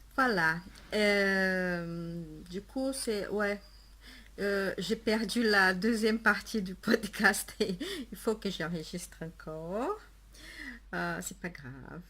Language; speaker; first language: French; non-native, fluent; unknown